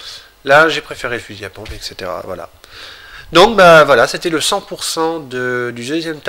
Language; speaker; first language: French; native; French